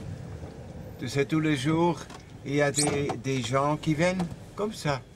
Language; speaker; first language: French; non-native, local second language; German